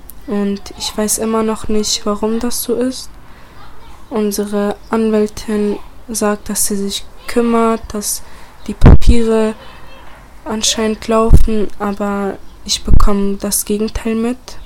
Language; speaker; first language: German; early bilingual, other home language; Bosnian